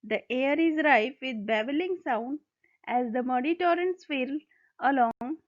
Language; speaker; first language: English; non-native, local second language; Marathi